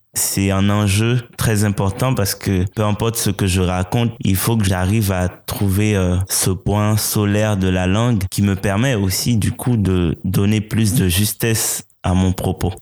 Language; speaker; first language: French; non-native, local second language; Haitian Creole